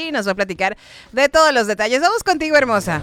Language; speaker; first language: Spanish; native; Spanish